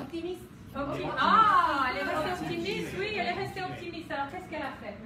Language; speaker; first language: French; non-native, fluent; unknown